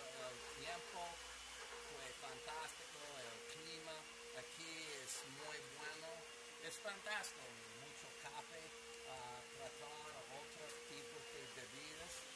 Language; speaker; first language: Spanish; non-native, learner; English